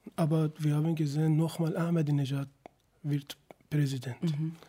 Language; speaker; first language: German; non-native, fluent; Persian